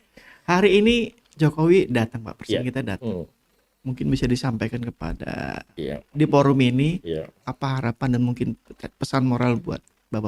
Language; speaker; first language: Indonesian; native; Indonesian